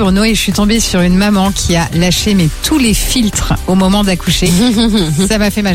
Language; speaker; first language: French; native; French